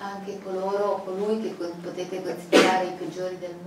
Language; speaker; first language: Italian; native; Italian